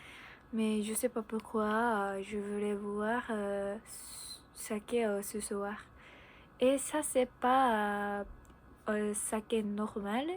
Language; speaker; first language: French; non-native, learner; Japanese